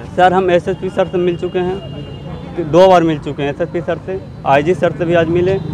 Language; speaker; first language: Hindi; native; Hindi